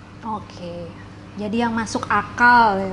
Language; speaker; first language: Indonesian; native; Indonesian